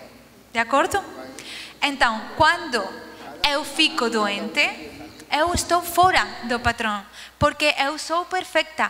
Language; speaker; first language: Portuguese; non-native, learner; Spanish